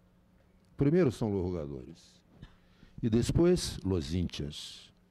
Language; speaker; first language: Spanish; non-native, fluent; Portuguese